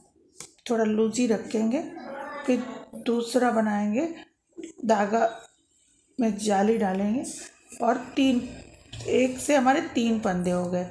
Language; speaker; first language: Hindi; native; Hindi